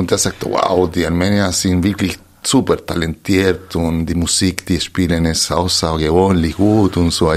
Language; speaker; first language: German; non-native, fluent; Spanish